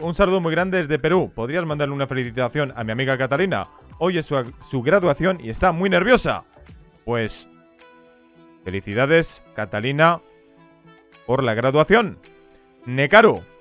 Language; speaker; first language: Spanish; native; Spanish